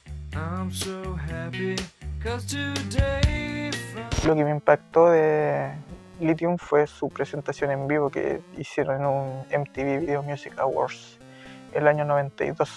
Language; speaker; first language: Spanish; native; Spanish